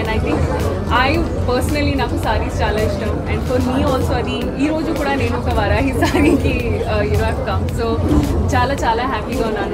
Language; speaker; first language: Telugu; non-native, learner; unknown